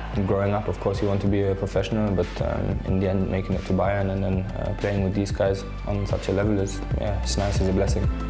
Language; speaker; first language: English; non-native, fluent; German